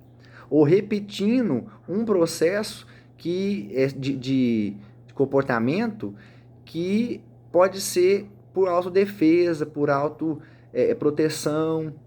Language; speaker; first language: Portuguese; native; Portuguese